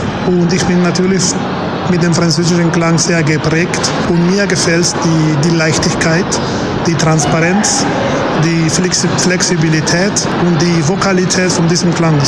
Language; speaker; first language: German; non-native, fluent; Spanish